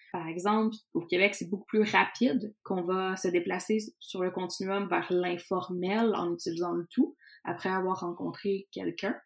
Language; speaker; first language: French; native; French